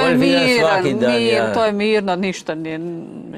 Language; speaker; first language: Serbian; native; Serbian